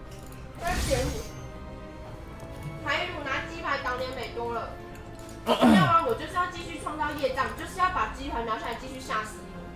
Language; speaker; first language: Chinese; native; Chinese